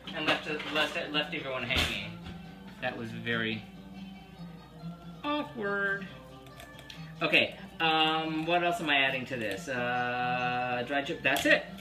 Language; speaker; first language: English; early bilingual, other home language; Spanish